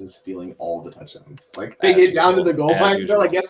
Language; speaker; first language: English; native; English